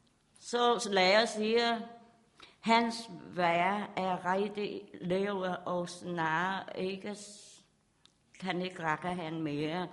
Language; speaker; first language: Danish; non-native, learner; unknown